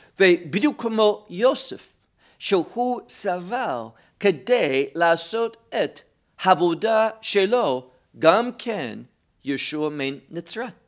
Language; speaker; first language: Hebrew; non-native, fluent; English